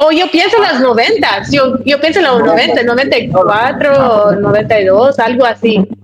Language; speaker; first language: Spanish; early bilingual, heritage; Spanish